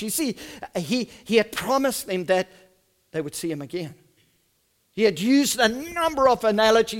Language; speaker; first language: English; non-native, local second language; Afrikaans